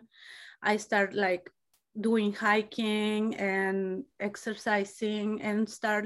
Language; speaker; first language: English; non-native, fluent; Spanish